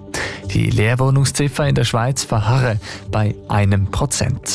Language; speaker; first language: German; native; German